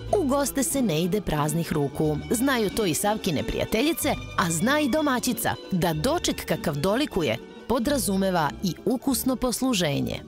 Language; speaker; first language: Bosnian; native; Bosnian